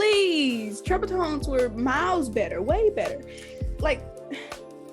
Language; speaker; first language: English; native; English